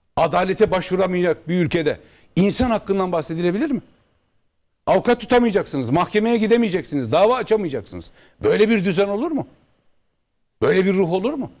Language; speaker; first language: Turkish; native; Turkish